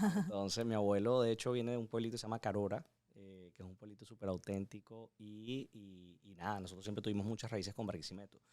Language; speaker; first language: Spanish; native; Spanish